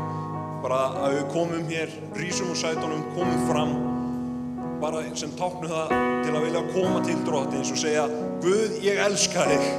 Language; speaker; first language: Icelandic; native; Icelandic